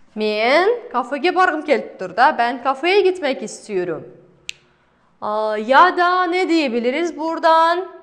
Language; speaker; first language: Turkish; non-native, fluent; Kazakh